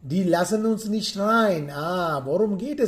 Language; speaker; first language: German; non-native, fluent; Sinhala